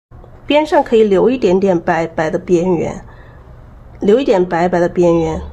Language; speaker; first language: Chinese; native; Chinese